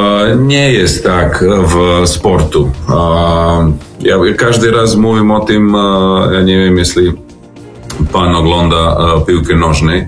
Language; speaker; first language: Polish; non-native, learner; Serbian